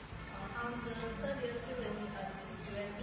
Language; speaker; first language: English; non-native, learner; Vietnamese